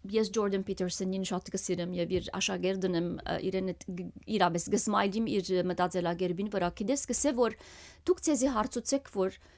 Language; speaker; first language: Armenian; early bilingual, heritage; Armenian